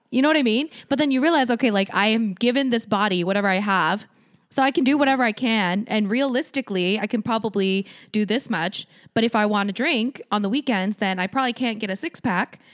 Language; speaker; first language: English; early bilingual, other home language; Korean